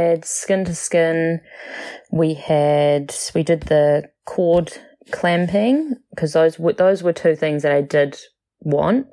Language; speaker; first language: English; native; English